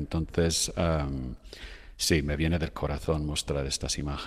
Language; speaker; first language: Spanish; non-native, fluent; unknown